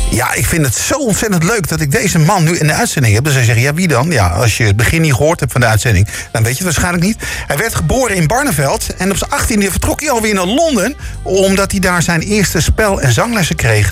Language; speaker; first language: Dutch; native; Dutch